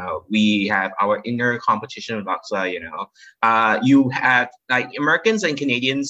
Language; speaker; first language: English; non-native, local second language; Chinese